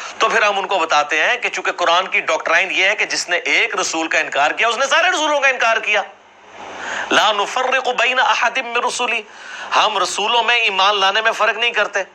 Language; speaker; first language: Urdu; non-native, local second language; Punjabi